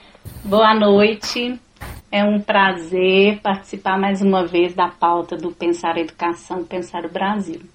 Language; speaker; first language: Portuguese; native; Portuguese